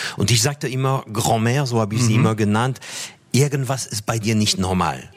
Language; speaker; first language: German; non-native, fluent; French